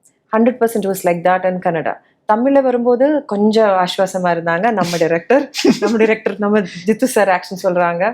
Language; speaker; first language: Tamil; non-native, learner; Malayalam